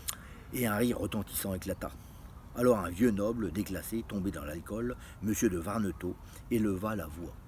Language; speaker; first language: French; native; French